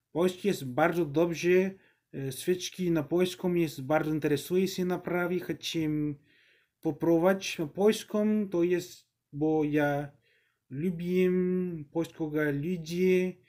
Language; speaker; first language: Ukrainian; non-native, learner; English